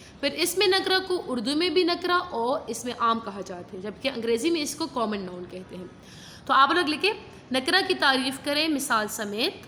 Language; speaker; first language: Urdu; non-native, local second language; Pashto